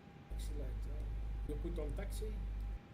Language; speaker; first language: English; non-native, learner; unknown